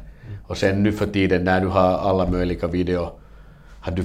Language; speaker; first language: Swedish; non-native, learner; Finnish